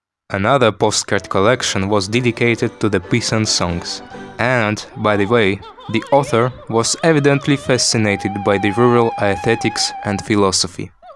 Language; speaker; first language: English; non-native, fluent; Ukrainian